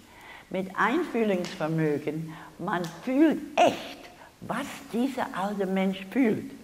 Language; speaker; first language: German; non-native, learner; English